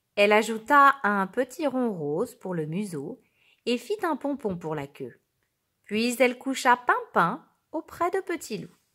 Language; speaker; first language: French; native; French